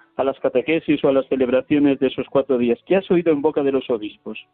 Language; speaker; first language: Spanish; native; Spanish